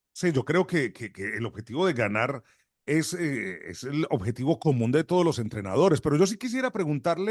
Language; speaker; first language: Spanish; native; Spanish